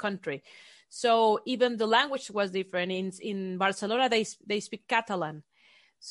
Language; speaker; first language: English; non-native, fluent; Spanish